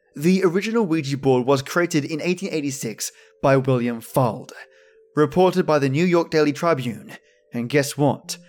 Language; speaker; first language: English; native; English